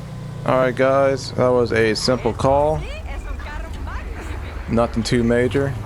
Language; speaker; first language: English; native; English